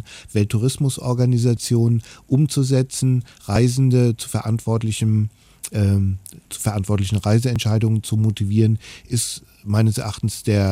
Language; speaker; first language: German; native; German